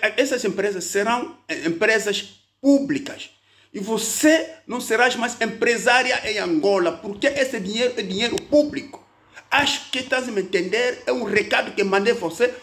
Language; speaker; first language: Portuguese; native; Portuguese